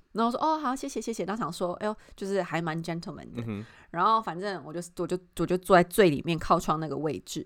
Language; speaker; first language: Chinese; native; Chinese